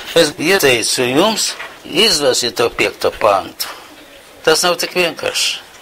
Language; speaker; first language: Latvian; non-native, local second language; Russian